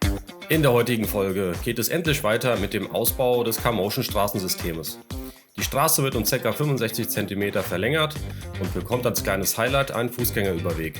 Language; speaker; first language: German; native; German